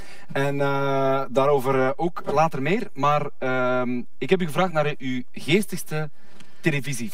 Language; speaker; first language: Dutch; native; Dutch